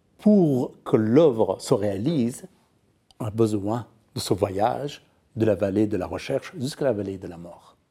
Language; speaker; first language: French; non-native, fluent; Persian